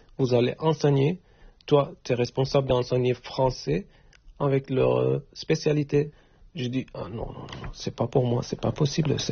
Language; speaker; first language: French; non-native, learner; Turkish